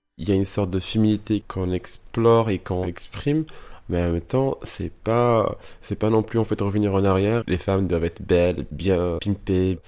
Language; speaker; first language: French; non-native, local second language; Arabic